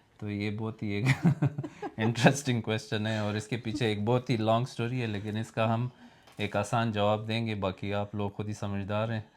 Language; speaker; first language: Urdu; non-native, local second language; Pashto